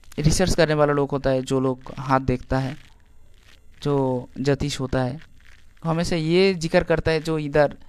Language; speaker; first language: Hindi; non-native, local second language; Bangla